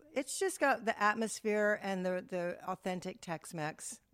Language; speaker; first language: English; native; English